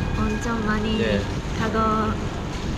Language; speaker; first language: Korean; non-native, learner; Japanese